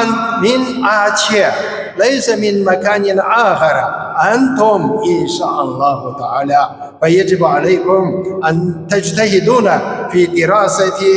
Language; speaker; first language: Arabic; non-native, fluent; Chinese